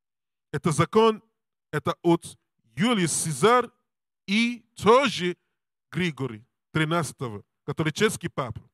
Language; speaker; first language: Russian; non-native, learner; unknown